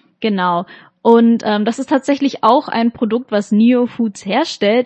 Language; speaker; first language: German; native; German